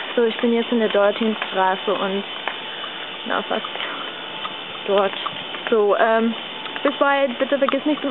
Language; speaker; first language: German; non-native, learner; English